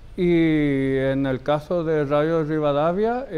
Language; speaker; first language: Spanish; native; Spanish